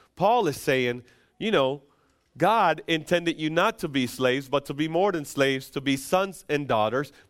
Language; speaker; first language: English; non-native, fluent; Spanish